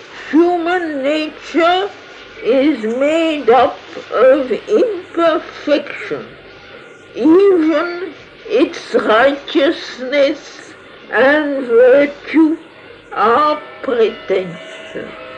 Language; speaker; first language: English; non-native, fluent; French